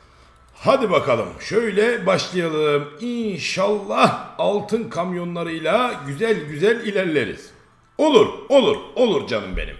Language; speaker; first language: Turkish; native; Turkish